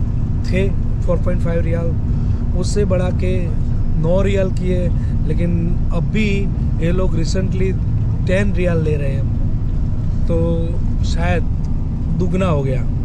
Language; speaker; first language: Hindi; native; Hindi